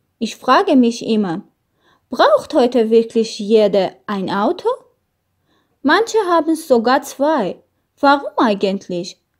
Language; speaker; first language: German; non-native, learner; Armenian